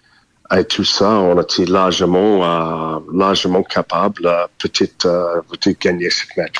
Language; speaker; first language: French; non-native, fluent; English